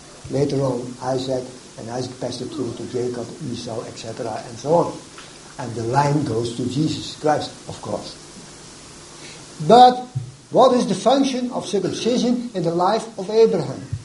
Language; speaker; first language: English; non-native, fluent; Dutch